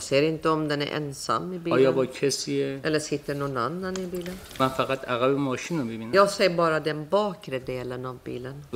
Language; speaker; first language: Swedish; non-native, fluent; Persian